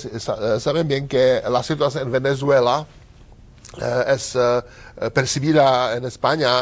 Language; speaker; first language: Spanish; non-native, learner; Czech